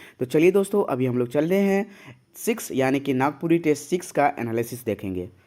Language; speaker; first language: Hindi; native; Hindi